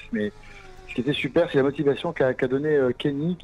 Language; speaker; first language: French; native; French